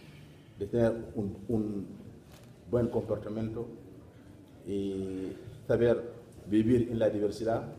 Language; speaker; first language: Spanish; non-native, fluent; Wolof